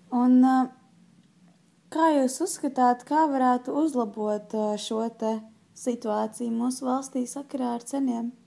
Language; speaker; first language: Latvian; native; Latvian